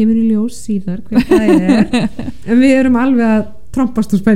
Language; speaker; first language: Icelandic; native; Icelandic